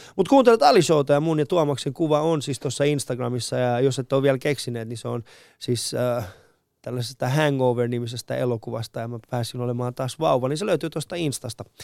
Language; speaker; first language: Finnish; early bilingual, other home language; Persian